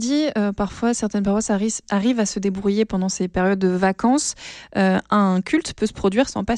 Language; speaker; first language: French; native; French